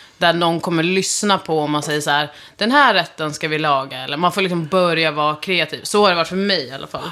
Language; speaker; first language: Swedish; early bilingual, other home language; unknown